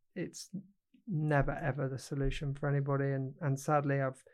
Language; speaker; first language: English; native; English